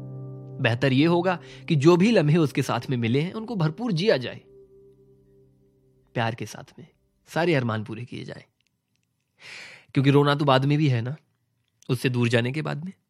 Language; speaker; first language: Hindi; native; Hindi